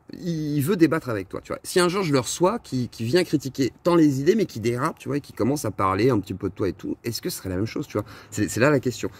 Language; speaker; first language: French; native; French